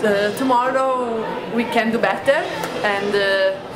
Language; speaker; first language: English; non-native, learner; Italian